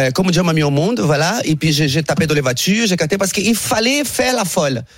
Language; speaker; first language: French; non-native, fluent; Portuguese